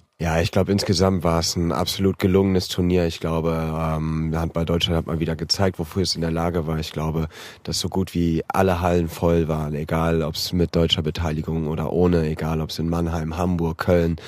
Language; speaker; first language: German; native; German